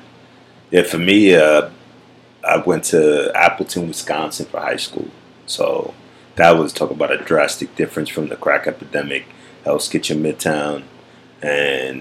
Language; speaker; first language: English; native; English